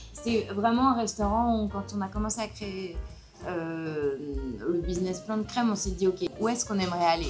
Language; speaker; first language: French; native; French